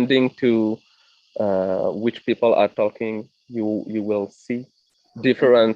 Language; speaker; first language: English; non-native, fluent; French